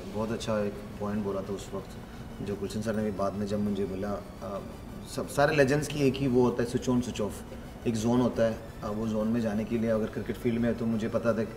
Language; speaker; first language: Hindi; non-native, local second language; Malayalam